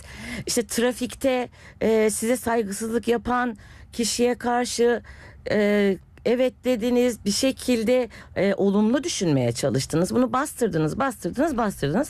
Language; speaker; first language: Turkish; native; Turkish